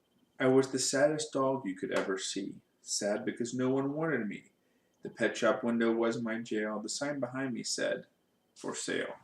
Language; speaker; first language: English; native; English